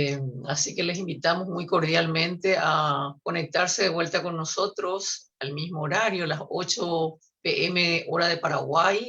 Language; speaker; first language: Spanish; native; Spanish